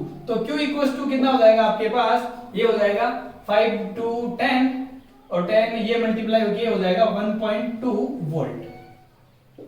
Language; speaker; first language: Hindi; native; Hindi